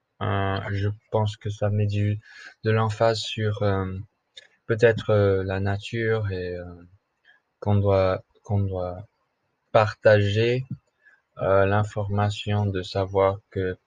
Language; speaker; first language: French; non-native, learner; English